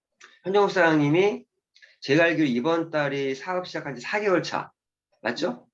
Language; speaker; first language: Korean; native; Korean